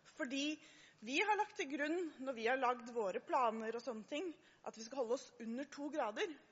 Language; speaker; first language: Norwegian; native; Norwegian